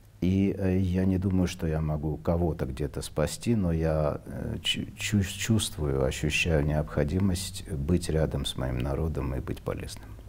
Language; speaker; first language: Russian; non-native, local second language; Armenian